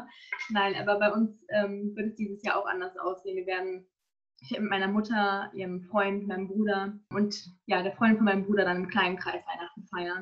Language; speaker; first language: German; native; German